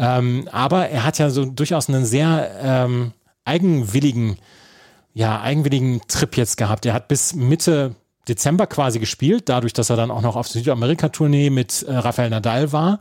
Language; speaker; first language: German; native; German